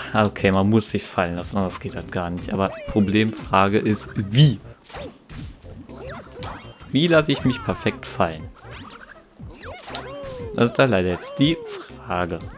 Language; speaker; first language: German; native; German